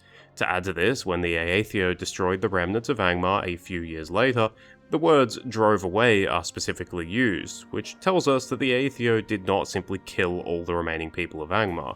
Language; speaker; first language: English; native; English